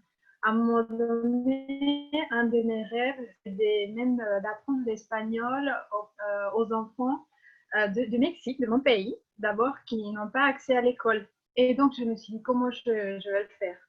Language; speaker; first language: French; non-native, fluent; Spanish